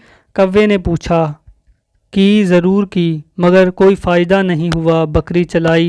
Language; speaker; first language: Urdu; native; Urdu